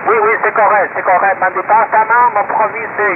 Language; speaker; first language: French; non-native, learner; Spanish